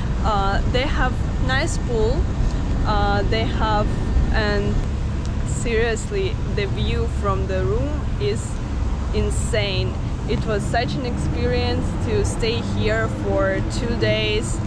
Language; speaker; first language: English; non-native, fluent; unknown